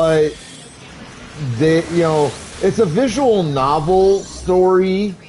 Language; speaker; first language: English; native; English